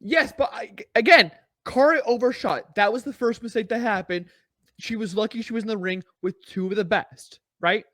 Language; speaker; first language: English; native; English